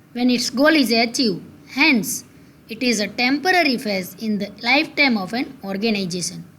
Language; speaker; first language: English; non-native, local second language; Gujarati